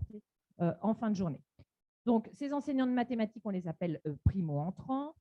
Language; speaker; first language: French; native; French